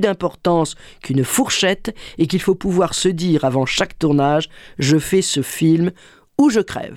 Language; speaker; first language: French; native; French